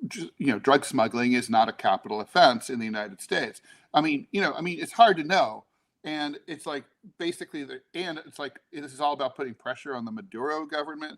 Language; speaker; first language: English; native; English